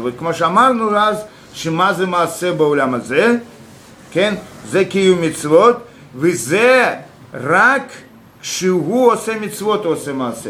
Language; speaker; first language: Hebrew; non-native, fluent; Russian